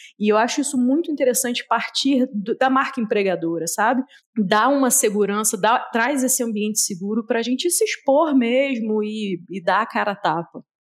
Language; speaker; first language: Portuguese; native; Portuguese